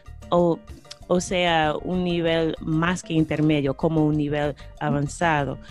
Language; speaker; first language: Spanish; non-native, fluent; English